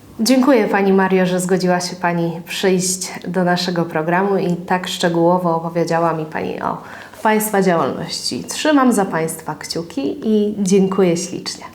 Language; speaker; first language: Polish; native; Polish